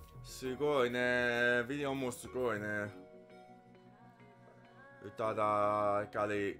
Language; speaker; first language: Japanese; non-native, learner; English